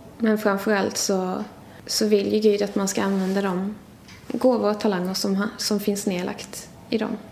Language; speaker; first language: Swedish; native; Swedish